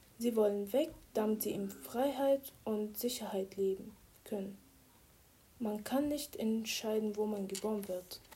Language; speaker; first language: German; non-native, fluent; Arabic